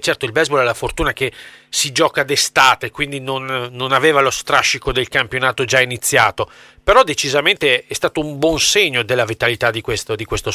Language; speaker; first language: Italian; native; Italian